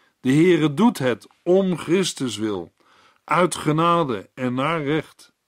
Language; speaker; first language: Dutch; native; Dutch